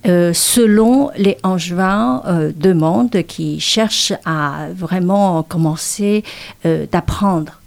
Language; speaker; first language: French; non-native, fluent; Chinese